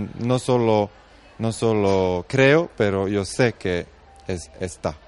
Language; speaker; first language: Spanish; non-native, fluent; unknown